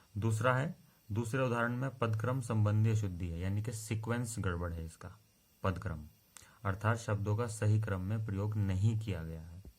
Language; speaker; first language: Hindi; native; Hindi